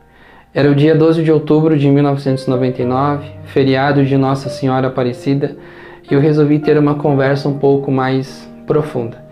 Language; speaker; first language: Portuguese; native; Portuguese